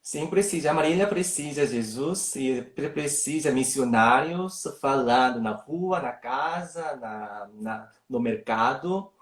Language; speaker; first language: Portuguese; non-native, learner; Korean